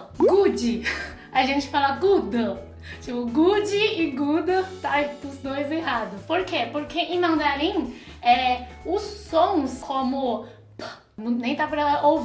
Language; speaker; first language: Portuguese; non-native, fluent; Chinese